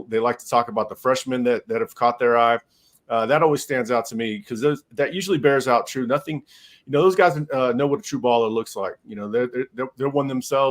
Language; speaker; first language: English; native; English